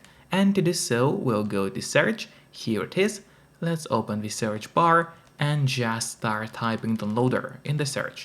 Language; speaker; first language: English; non-native, fluent; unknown